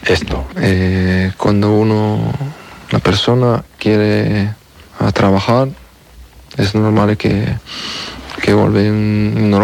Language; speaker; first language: Spanish; non-native, learner; French